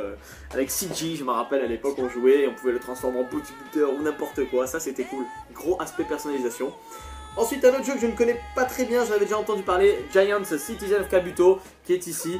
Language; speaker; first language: French; native; French